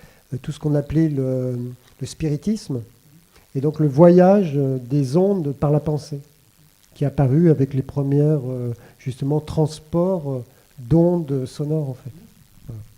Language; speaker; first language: French; native; French